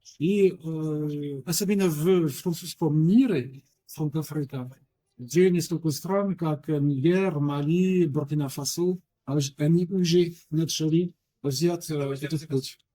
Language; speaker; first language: Russian; non-native, learner; French